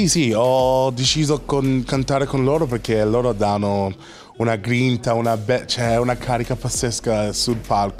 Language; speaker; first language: Italian; non-native, fluent; English